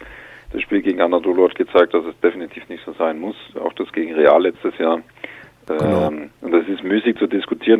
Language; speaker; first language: German; native; German